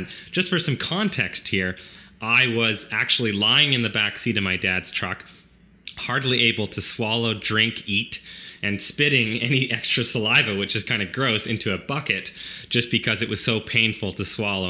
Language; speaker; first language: English; native; English